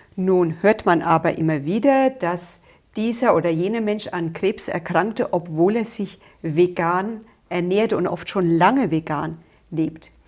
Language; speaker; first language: German; native; German